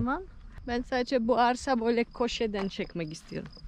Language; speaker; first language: Turkish; non-native, learner; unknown